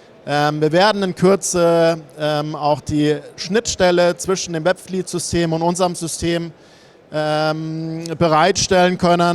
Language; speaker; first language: German; native; German